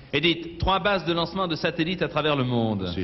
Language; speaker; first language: French; native; French